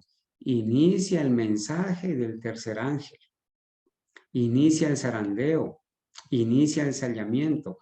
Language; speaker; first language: Spanish; native; Spanish